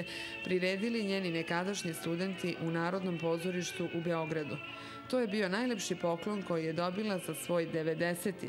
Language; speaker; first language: Serbian; native; Serbian